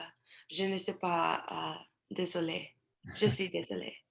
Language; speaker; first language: French; non-native, learner; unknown